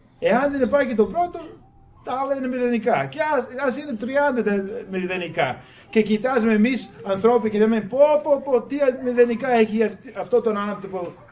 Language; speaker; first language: Greek; non-native, fluent; English